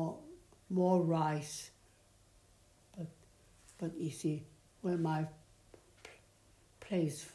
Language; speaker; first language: English; non-native, fluent; Chinese